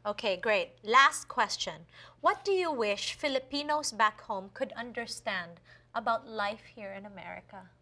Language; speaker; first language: English; non-native, local second language; Filipino